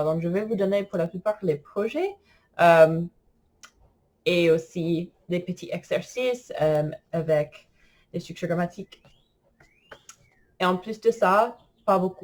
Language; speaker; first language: French; non-native, fluent; English